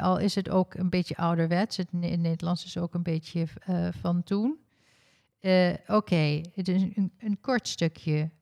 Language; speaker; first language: Dutch; early bilingual, heritage; Dutch